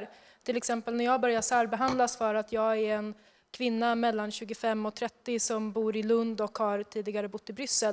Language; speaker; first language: Swedish; native; Swedish